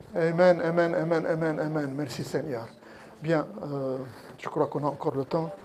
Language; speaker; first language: French; non-native, local second language; Arabic